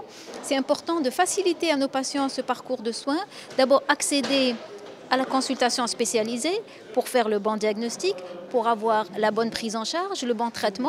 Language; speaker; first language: French; non-native, local second language; Arabic